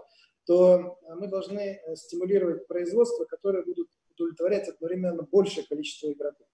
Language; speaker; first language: Russian; native; Russian